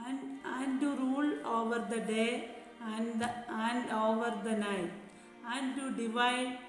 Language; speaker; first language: English; non-native, local second language; Malayalam